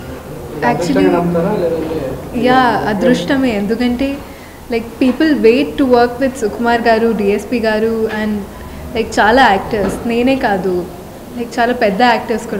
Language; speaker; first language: Telugu; non-native, fluent; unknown